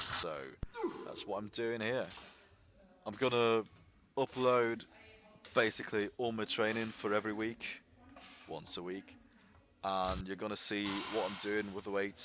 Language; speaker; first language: English; non-native, fluent; German